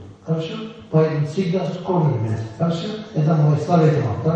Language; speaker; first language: Russian; non-native, learner; Tibetan